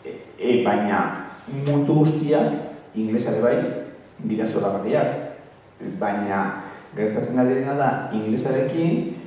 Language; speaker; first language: Basque; non-native, local second language; Spanish